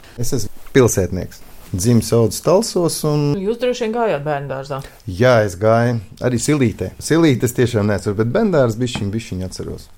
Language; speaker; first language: Latvian; native; Latvian